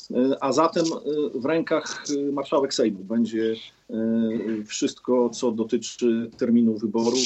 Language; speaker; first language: Polish; native; Polish